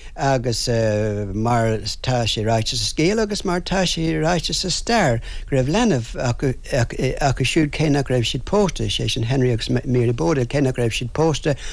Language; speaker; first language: Irish; non-native, local second language; English